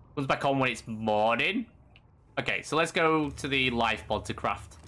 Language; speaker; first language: English; native; English